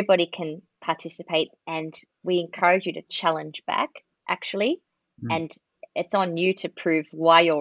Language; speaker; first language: English; native; English